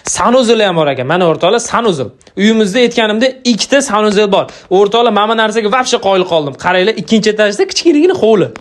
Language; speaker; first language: Uzbek; native; Uzbek